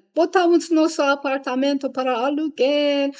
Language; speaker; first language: Portuguese; non-native, fluent; Persian